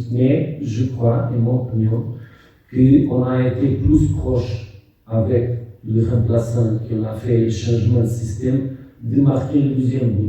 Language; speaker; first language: French; non-native, fluent; Portuguese